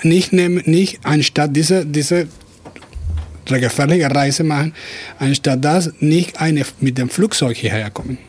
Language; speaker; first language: German; non-native, fluent; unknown